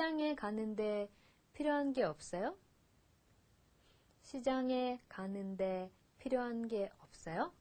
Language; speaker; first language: Korean; non-native, fluent; Russian